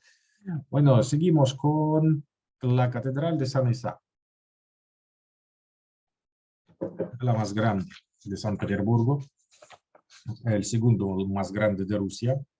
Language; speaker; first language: Spanish; non-native, fluent; Russian